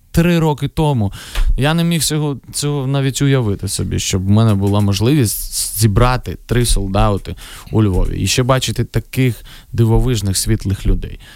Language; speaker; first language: Ukrainian; non-native, local second language; Russian